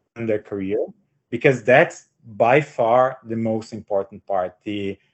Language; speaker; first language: English; non-native, fluent; Portuguese